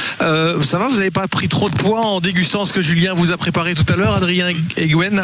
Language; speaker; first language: French; native; French